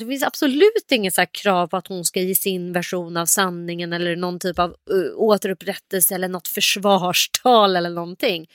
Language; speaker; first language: Swedish; native; Swedish